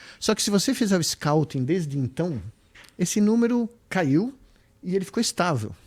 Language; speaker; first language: Portuguese; native; Portuguese